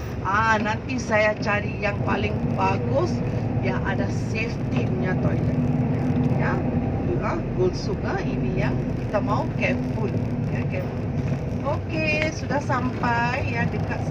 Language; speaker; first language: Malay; non-native, learner; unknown